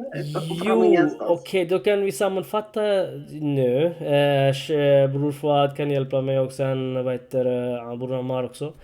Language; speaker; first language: Swedish; non-native, learner; Urdu